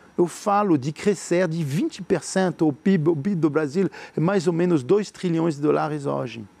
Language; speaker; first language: Portuguese; non-native, fluent; French